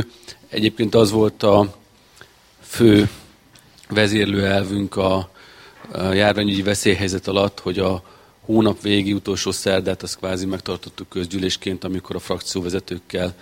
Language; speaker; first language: Hungarian; native; Hungarian